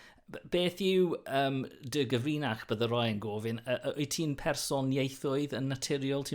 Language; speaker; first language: Welsh; non-native, local second language; English